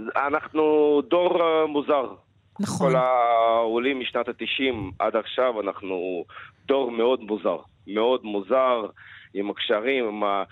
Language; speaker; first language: Hebrew; non-native, fluent; Russian